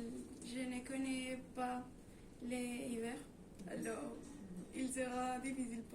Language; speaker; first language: French; non-native, learner; Spanish